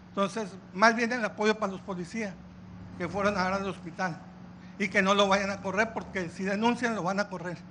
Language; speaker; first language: Spanish; native; Spanish